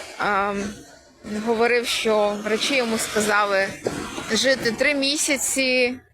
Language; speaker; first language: Ukrainian; native; Ukrainian